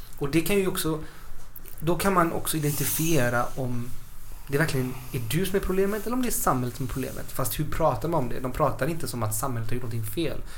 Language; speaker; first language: Swedish; early bilingual, other home language; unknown